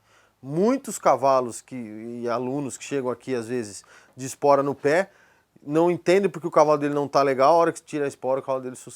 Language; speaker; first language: Portuguese; native; Portuguese